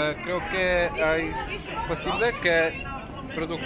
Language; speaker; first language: Spanish; non-native, learner; Polish